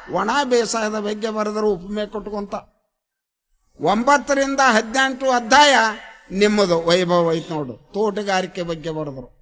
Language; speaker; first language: Kannada; native; Kannada